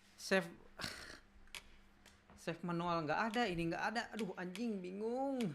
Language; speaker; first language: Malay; non-native, local second language; Sundanese